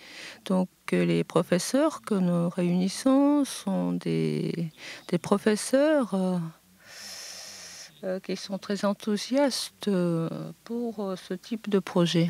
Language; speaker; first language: French; non-native, fluent; Japanese